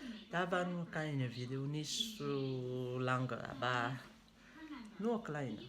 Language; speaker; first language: German; non-native, learner; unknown